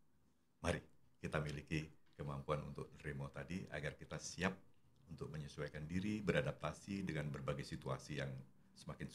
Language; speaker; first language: Indonesian; non-native, local second language; Javanese